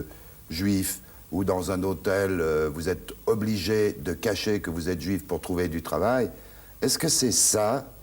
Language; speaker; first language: French; native; French